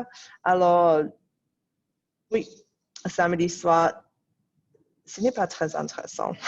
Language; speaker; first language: French; non-native, fluent; English